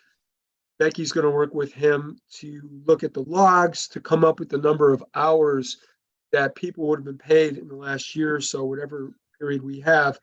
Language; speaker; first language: English; native; English